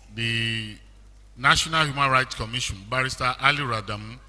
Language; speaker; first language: English; non-native, local second language; Yoruba